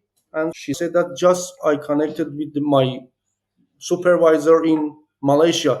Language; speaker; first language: English; non-native, learner; Persian